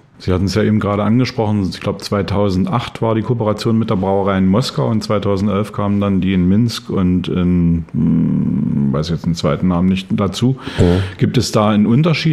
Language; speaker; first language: German; native; German